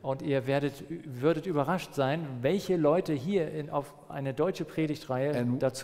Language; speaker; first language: German; non-native, fluent; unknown